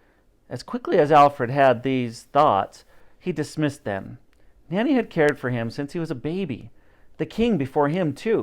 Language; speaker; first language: English; native; English